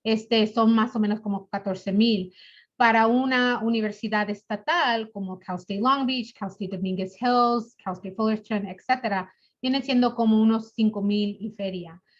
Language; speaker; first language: Spanish; early bilingual, other home language; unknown